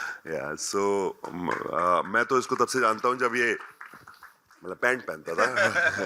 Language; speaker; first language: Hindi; native; Hindi